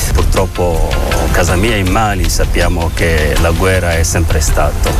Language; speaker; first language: Italian; non-native, fluent; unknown